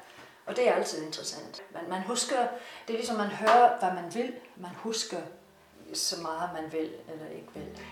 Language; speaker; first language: Danish; non-native, fluent; English